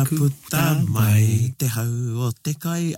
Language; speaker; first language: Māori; non-native, local second language; English